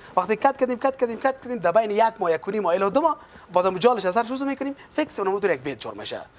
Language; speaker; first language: Persian; native; Persian